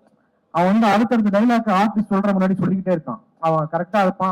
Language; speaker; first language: Tamil; native; Tamil